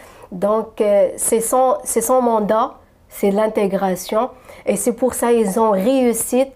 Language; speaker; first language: French; non-native, local second language; Arabic